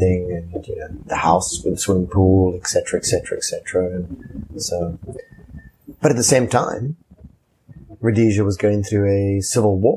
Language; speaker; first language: English; native; English